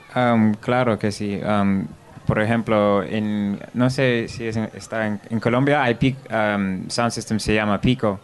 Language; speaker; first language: Spanish; non-native, learner; English